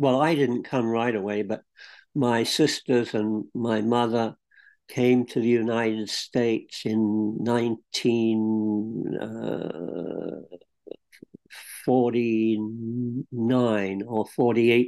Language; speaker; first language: English; native; English